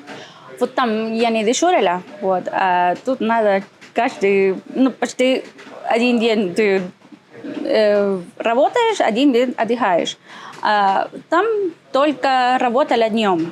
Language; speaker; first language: Russian; non-native, learner; Spanish